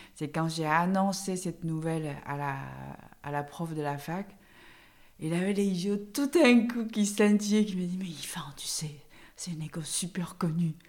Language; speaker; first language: French; non-native, fluent; Chinese